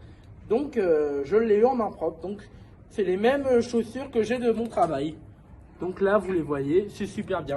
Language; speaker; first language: French; native; French